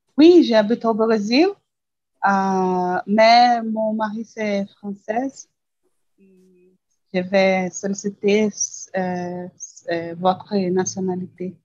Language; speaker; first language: French; non-native, learner; Portuguese